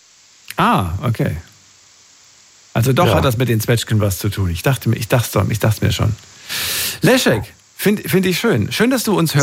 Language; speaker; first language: German; native; German